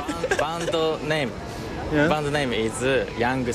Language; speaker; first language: English; non-native, learner; Japanese